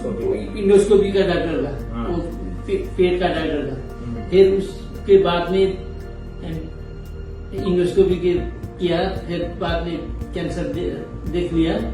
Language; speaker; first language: Hindi; non-native, learner; Nepali